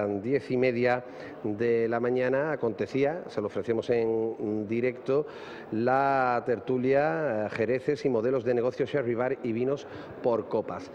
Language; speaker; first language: Spanish; native; Spanish